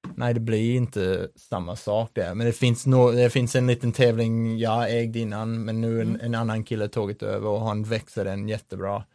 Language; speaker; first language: Swedish; non-native, learner; English